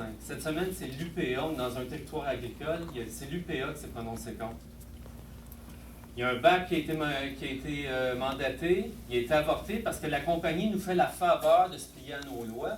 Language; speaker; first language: French; native; French